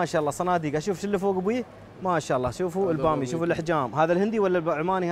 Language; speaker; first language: Arabic; native; Arabic